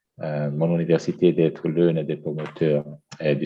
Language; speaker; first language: French; non-native, fluent; Italian